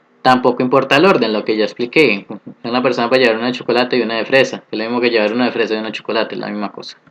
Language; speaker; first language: Spanish; native; Spanish